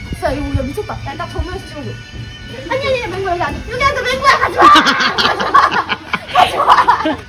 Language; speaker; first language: Korean; native; Korean